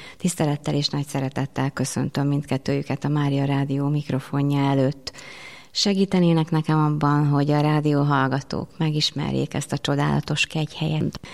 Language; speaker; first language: Hungarian; native; Hungarian